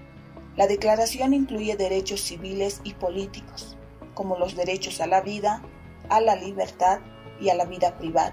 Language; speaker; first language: Spanish; native; Spanish